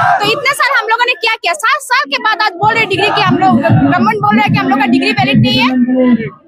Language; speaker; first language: Hindi; non-native, local second language; Assamese